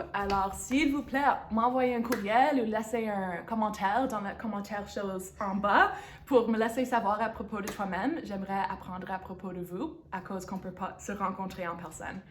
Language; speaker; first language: French; non-native, local second language; English